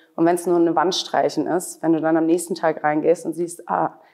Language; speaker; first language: German; native; German